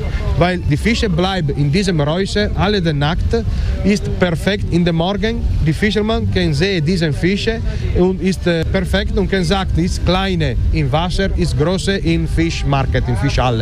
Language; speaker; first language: German; non-native, learner; Italian